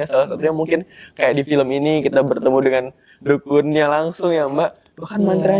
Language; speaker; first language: Indonesian; native; Indonesian